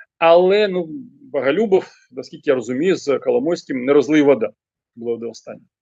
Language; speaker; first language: Ukrainian; non-native, local second language; Russian